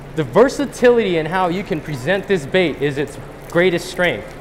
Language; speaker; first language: English; native; English